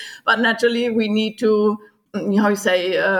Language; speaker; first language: English; non-native, fluent; German